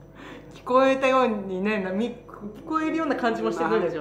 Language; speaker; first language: Japanese; native; Japanese